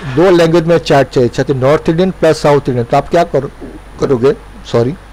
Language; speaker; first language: Hindi; non-native, local second language; Gujarati